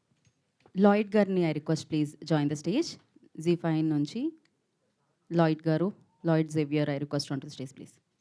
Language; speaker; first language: Telugu; native; Telugu